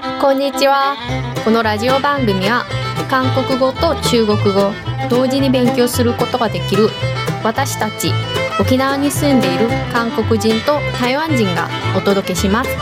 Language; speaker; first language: Japanese; non-native, fluent; Korean